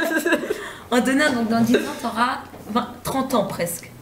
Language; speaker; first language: French; native; French